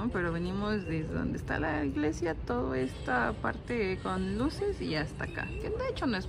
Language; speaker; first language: Spanish; native; Spanish